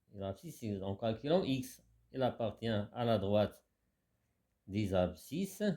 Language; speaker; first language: French; non-native, local second language; Arabic